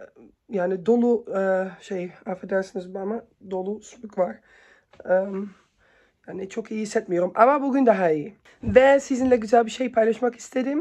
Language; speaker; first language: Turkish; early bilingual, heritage; Turkish